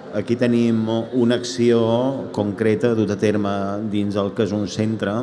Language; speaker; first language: Catalan; native; Catalan